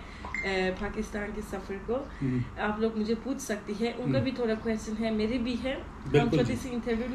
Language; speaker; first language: Hindi; non-native, learner; Turkish